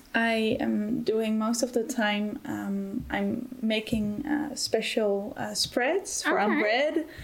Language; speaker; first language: English; non-native, fluent; Dutch